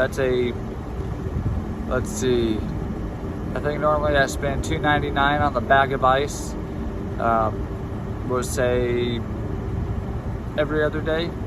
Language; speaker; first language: English; native; English